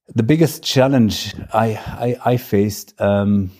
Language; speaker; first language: English; non-native, fluent; German